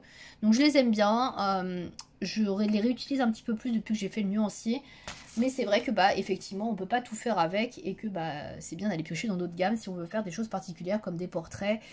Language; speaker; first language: French; native; French